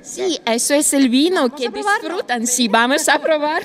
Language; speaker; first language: Spanish; non-native, learner; Russian